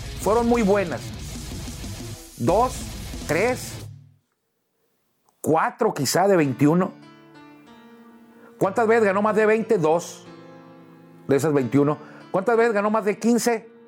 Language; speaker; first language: Spanish; native; Spanish